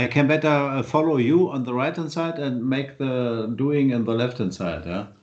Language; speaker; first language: English; non-native, fluent; German